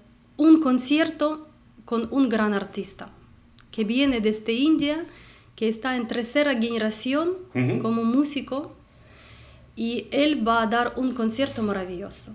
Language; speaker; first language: Spanish; non-native, learner; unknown